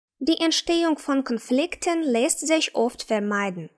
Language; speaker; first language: German; non-native, fluent; Ukrainian